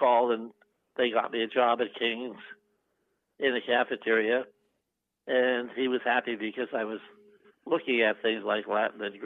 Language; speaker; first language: English; native; English